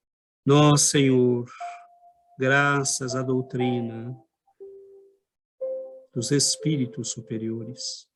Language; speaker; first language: Portuguese; native; Portuguese